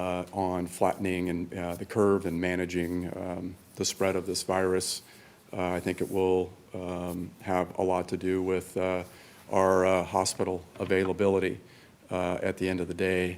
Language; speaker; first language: English; native; English